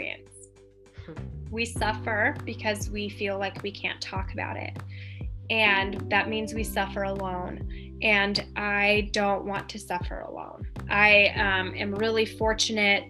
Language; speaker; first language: English; native; English